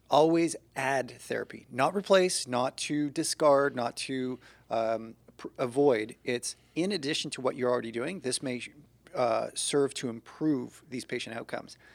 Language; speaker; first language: English; native; English